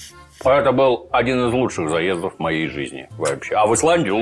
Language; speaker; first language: Russian; native; Russian